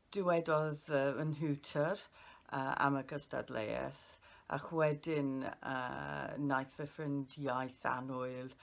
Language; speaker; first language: Welsh; non-native, learner; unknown